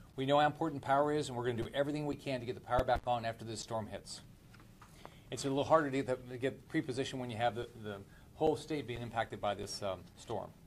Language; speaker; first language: English; native; English